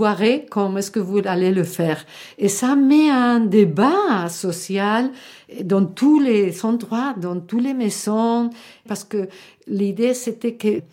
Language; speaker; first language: French; non-native, fluent; Spanish